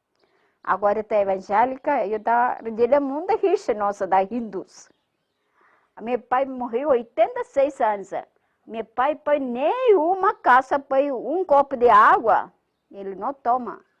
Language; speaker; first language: Portuguese; non-native, learner; Malayalam